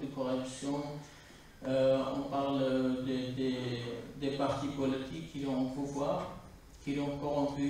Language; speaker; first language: French; non-native, fluent; Kurdish